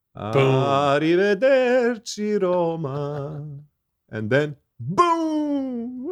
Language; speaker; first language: English; non-native, learner; Serbian